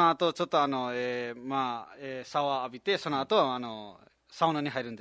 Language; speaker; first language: Japanese; non-native, fluent; Nepali